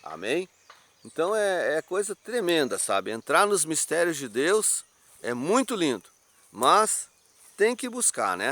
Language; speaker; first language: Portuguese; native; Portuguese